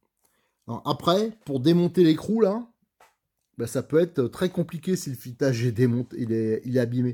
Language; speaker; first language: French; native; French